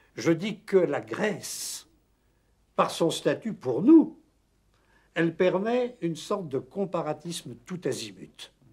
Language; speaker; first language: French; native; French